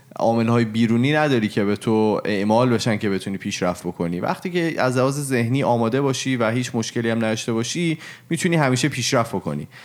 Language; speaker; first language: Persian; native; Persian